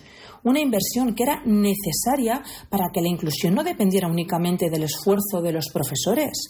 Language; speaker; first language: Spanish; native; Spanish